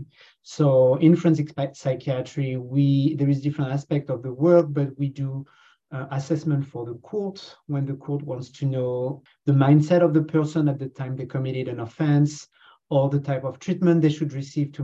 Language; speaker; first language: English; non-native, fluent; French